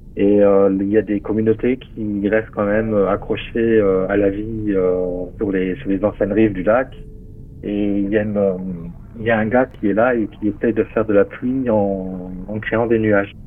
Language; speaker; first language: French; native; French